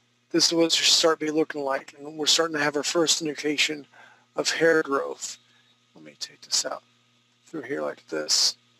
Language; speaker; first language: English; native; English